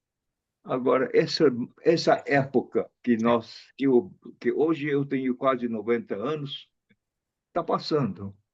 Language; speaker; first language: Portuguese; non-native, fluent; Chinese